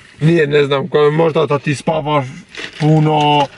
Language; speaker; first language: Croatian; non-native, learner; Albanian